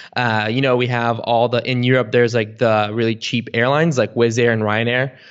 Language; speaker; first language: English; early bilingual, other home language; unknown